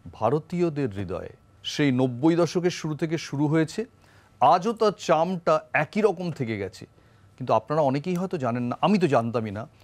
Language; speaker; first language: Bangla; native; Bangla